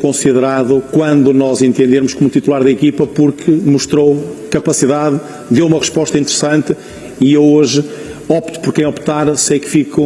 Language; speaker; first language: Portuguese; native; Portuguese